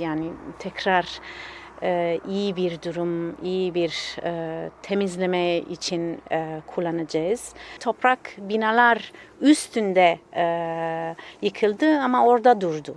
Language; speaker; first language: Turkish; non-native, fluent; Italian